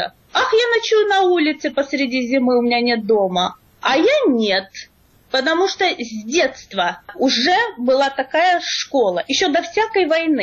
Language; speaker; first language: Russian; native; Russian